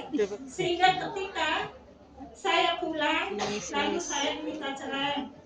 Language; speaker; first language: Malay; non-native, local second language; Javanese